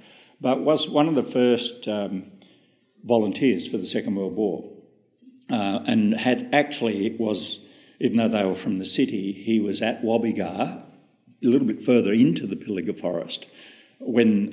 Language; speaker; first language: English; native; English